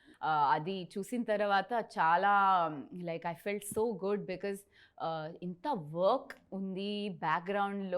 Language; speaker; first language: Telugu; non-native, learner; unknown